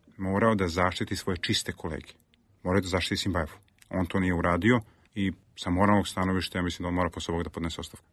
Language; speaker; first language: Serbian; native; Serbian